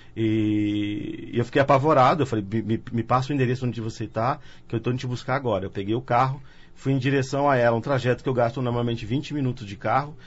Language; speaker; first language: Portuguese; native; Portuguese